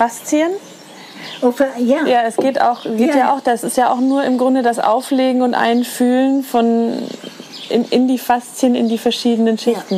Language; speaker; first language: German; native; German